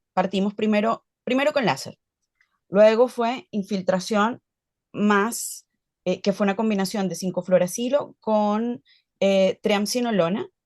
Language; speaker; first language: Spanish; native; Spanish